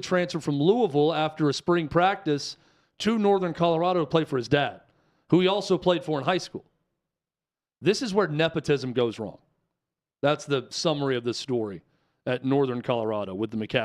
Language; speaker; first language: English; native; English